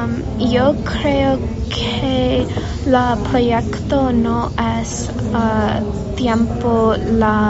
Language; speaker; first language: Spanish; non-native, learner; English